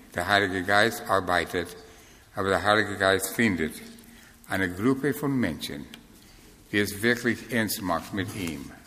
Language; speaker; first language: German; non-native, fluent; English